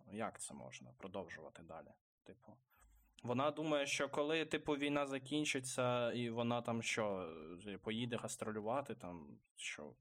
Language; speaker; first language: Ukrainian; non-native, local second language; Russian